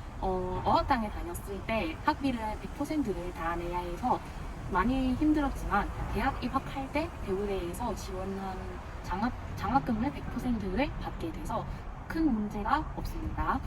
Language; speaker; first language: Korean; non-native, fluent; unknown